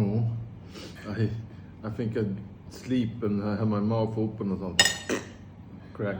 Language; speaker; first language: English; non-native, learner; Swedish